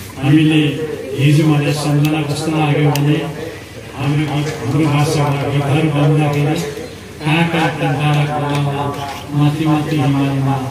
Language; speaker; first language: Nepali; non-native, local second language; Limbu